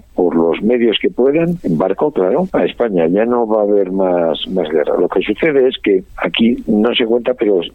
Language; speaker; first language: Spanish; native; Spanish